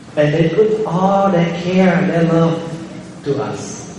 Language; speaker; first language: English; non-native, fluent; Vietnamese